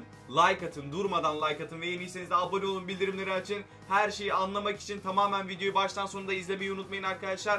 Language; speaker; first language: Turkish; native; Turkish